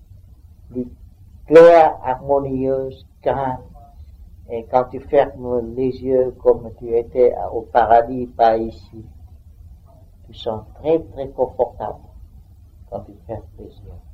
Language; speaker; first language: French; non-native, learner; Vietnamese